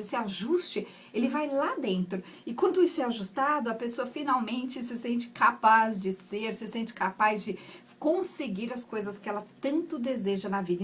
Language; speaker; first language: Portuguese; native; Portuguese